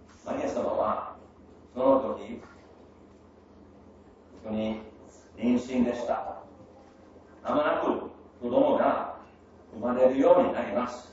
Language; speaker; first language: Japanese; non-native, fluent; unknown